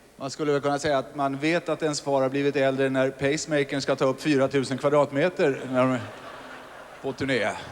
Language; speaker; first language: Swedish; native; Swedish